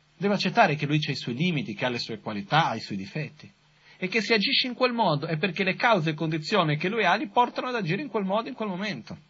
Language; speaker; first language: Italian; non-native, fluent; Portuguese